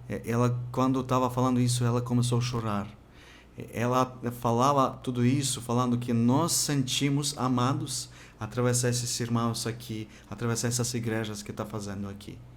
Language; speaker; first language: Portuguese; non-native, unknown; Ukrainian